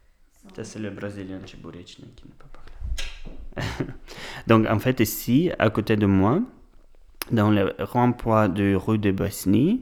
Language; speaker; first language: French; non-native, learner; Russian